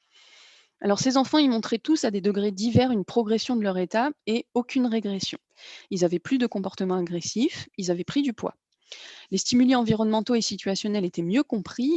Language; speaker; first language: French; native; French